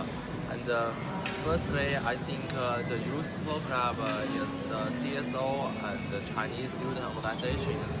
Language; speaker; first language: English; non-native, learner; Chinese